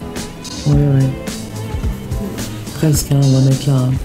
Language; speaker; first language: French; native; French